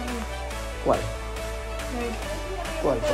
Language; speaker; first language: Spanish; native; Spanish